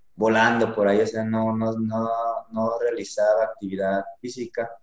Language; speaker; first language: Spanish; native; Spanish